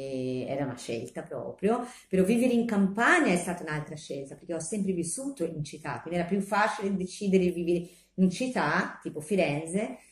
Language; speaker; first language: Italian; non-native, fluent; Portuguese